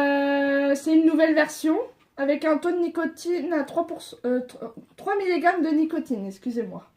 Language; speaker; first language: French; native; French